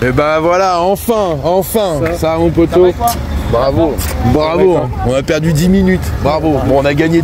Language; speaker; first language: French; native; French